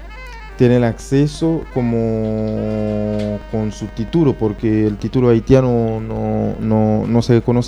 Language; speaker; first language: Spanish; non-native, fluent; Haitian Creole